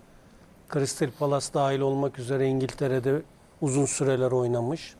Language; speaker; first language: Turkish; native; Turkish